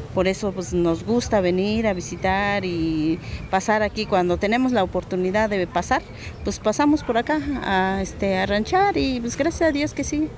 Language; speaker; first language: Spanish; native; Spanish